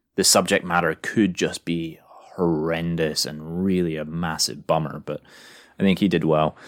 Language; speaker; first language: English; native; English